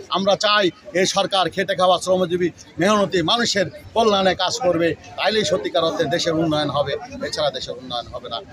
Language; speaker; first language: Bangla; native; Bangla